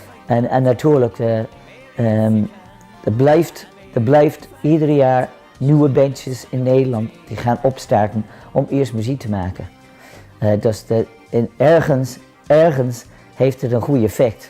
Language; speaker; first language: Dutch; non-native, fluent; English